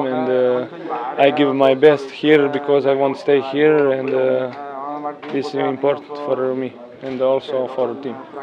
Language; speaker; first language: English; non-native, learner; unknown